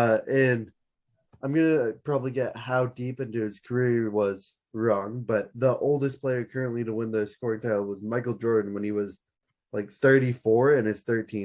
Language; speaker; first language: English; native; English